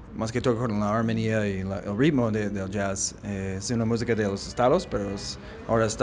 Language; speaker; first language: Spanish; non-native, learner; English